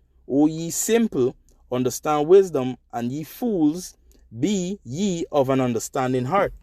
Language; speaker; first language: English; native; English